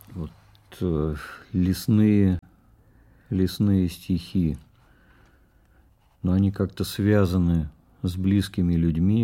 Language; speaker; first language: Russian; native; Russian